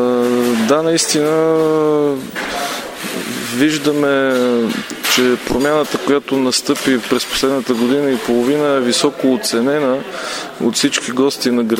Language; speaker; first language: Bulgarian; native; Bulgarian